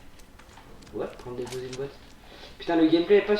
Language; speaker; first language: French; native; French